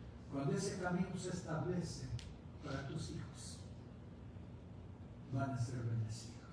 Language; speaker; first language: Spanish; early bilingual, heritage; Spanish